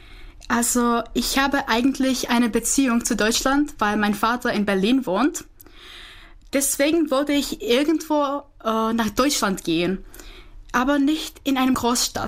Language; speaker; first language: German; non-native, fluent; Czech